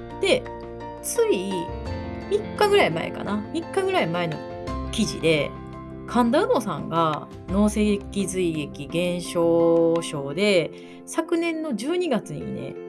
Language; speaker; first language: Japanese; native; Japanese